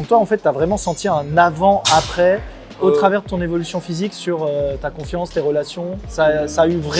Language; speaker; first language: French; native; French